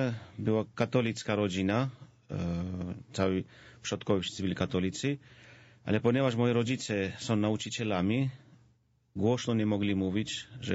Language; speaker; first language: Polish; non-native, fluent; Georgian